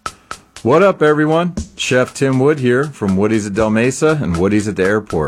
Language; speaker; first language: English; native; English